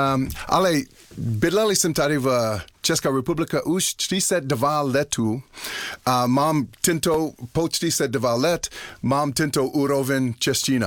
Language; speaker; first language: Czech; non-native, learner; English